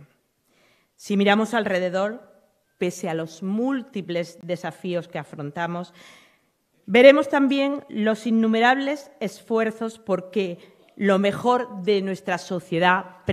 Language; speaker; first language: Spanish; native; Spanish